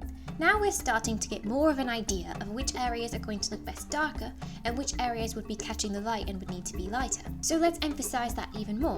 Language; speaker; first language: English; native; English